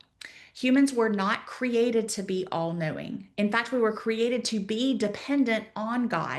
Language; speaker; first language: English; native; English